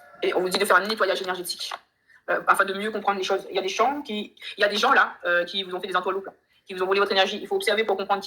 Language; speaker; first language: French; native; French